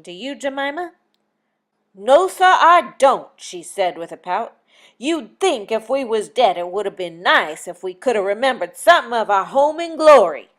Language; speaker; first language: English; native; English